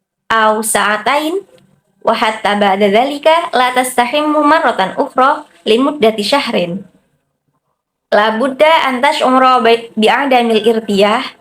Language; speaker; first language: Arabic; non-native, learner; Indonesian